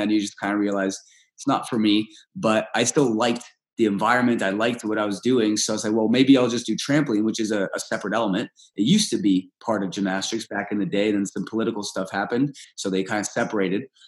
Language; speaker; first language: English; early bilingual, other home language; Russian